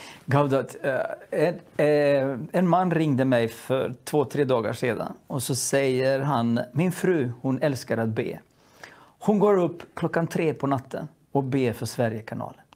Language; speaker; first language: Swedish; non-native, fluent; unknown